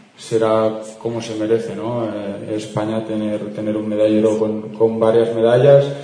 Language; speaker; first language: Spanish; non-native, local second language; Catalan